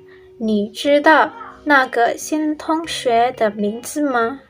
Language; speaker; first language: Chinese; non-native, learner; Indonesian